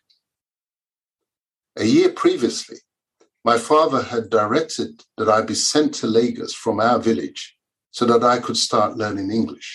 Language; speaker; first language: English; early bilingual, other home language; Yoruba